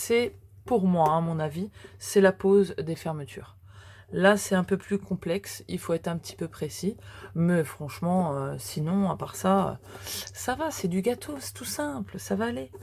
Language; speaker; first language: French; native; French